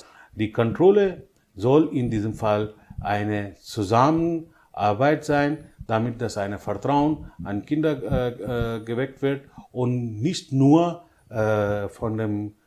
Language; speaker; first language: German; non-native, learner; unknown